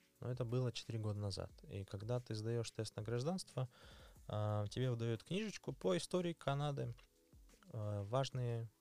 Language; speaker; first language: Russian; native; Russian